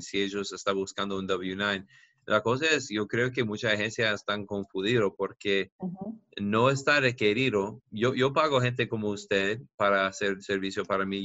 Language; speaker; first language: Spanish; non-native, fluent; English